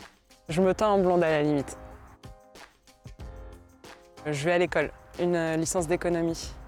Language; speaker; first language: French; native; French